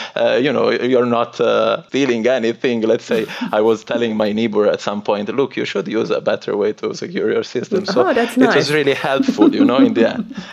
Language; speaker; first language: English; non-native, fluent; Italian